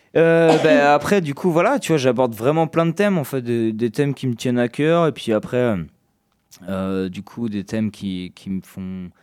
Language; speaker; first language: French; native; French